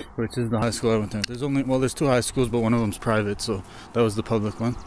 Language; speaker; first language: English; native; English